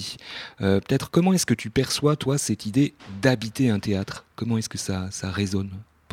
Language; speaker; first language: French; native; French